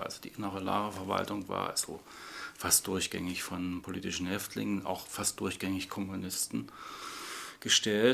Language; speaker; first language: German; native; German